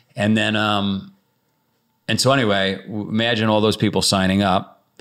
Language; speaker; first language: English; native; English